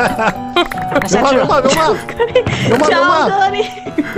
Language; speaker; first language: Chinese; native; Chinese